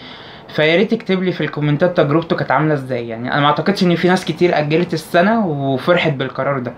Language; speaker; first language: Arabic; native; Arabic